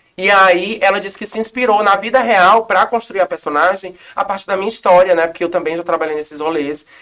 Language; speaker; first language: Portuguese; native; Portuguese